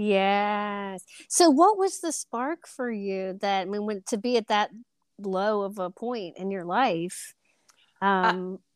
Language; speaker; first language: English; native; English